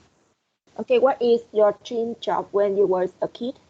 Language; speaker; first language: English; non-native, fluent; Vietnamese